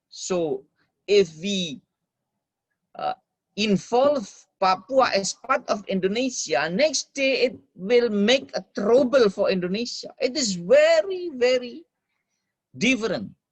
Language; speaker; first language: English; non-native, fluent; Indonesian